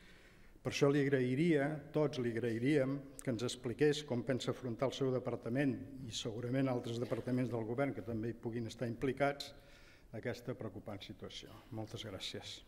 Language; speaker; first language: Catalan; native; Catalan